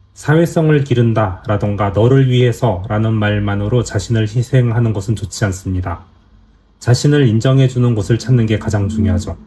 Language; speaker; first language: Korean; native; Korean